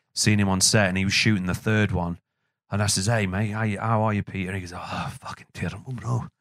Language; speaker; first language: English; native; English